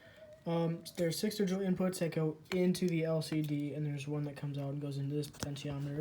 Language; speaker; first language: English; native; English